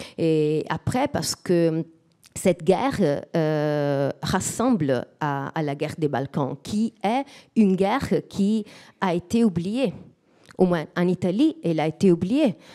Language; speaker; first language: French; non-native, fluent; Italian